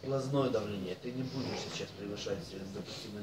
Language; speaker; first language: Russian; native; Russian